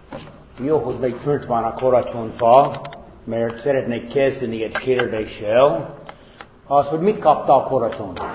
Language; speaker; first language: Hungarian; non-native, fluent; English